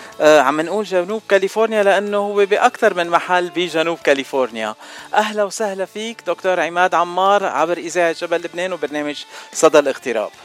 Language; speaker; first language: Arabic; native; Arabic